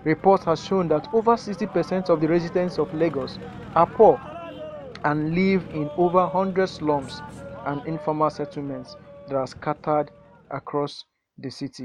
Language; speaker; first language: English; non-native, local second language; Yoruba